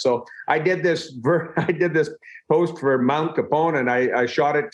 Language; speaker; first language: English; native; English